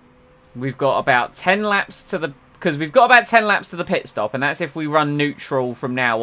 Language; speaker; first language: English; native; English